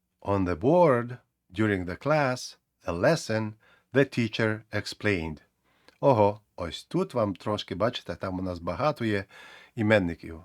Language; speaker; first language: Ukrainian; native; Ukrainian